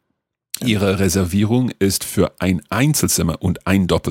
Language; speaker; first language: German; non-native, fluent; English